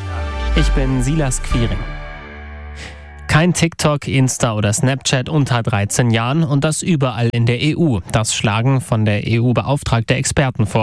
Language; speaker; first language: German; native; German